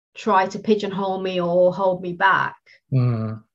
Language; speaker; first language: English; native; English